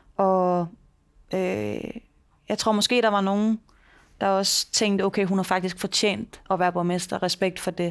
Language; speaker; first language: Danish; native; Danish